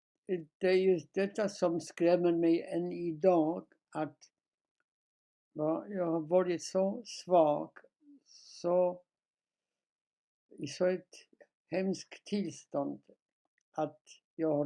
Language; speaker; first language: Swedish; non-native, fluent; Polish